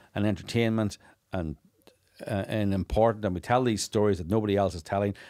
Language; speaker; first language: English; native; English